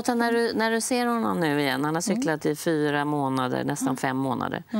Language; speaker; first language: Swedish; native; Swedish